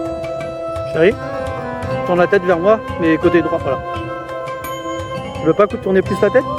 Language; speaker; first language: French; native; French